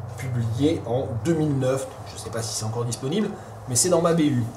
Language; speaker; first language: French; native; French